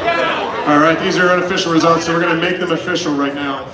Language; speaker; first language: English; native; English